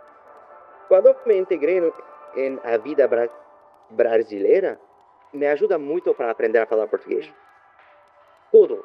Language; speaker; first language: Portuguese; non-native, learner; French